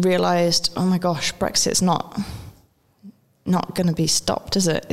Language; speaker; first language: English; native; English